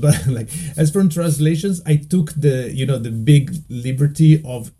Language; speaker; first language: English; non-native, fluent; Italian